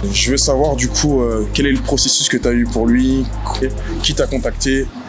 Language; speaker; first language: French; early bilingual, other home language; Lingala